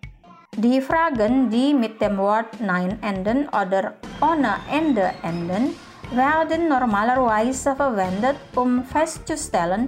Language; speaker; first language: German; non-native, fluent; Indonesian